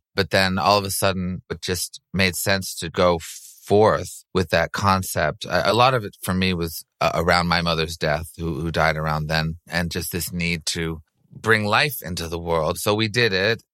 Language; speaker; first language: English; native; English